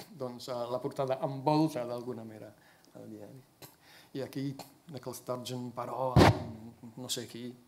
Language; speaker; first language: Catalan; non-native, fluent; English